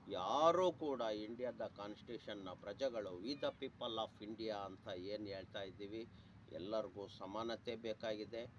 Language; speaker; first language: Kannada; native; Kannada